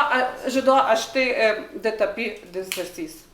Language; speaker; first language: French; non-native, learner; Ukrainian